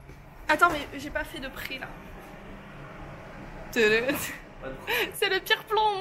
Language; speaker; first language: French; native; French